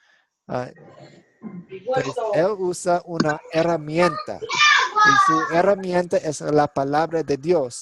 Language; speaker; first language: Spanish; non-native, fluent; English